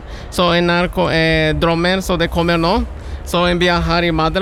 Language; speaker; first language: Norwegian; non-native, learner; Spanish